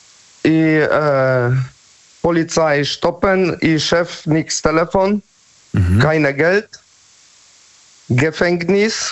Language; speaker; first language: German; non-native, learner; Polish